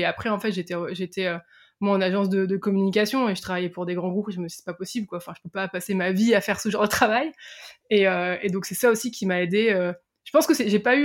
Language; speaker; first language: French; native; French